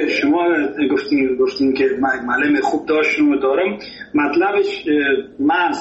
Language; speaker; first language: Persian; native; Persian